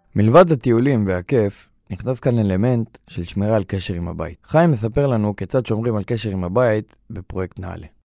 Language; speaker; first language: Hebrew; native; Hebrew